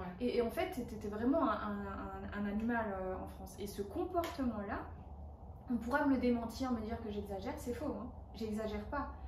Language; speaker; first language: French; native; French